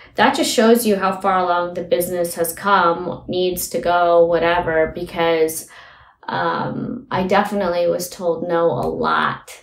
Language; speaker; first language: English; early bilingual, other home language; Hindi